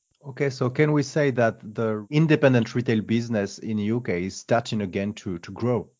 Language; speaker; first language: English; non-native, fluent; French